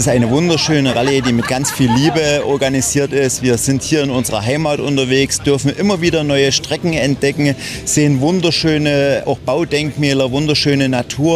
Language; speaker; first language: German; native; German